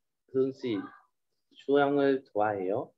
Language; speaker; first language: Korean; non-native, fluent; Vietnamese